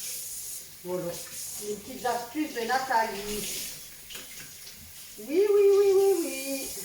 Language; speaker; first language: French; native; French